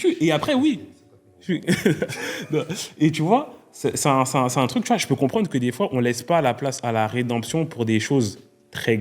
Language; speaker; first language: French; native; French